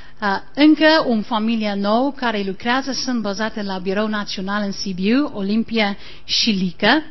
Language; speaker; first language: Romanian; non-native, learner; English